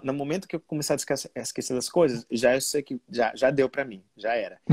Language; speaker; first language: Portuguese; non-native, fluent; Spanish